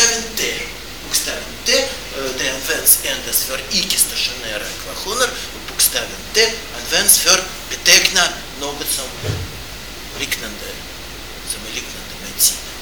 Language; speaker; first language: Swedish; non-native, fluent; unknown